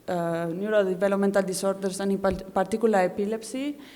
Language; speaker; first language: English; non-native, fluent; Spanish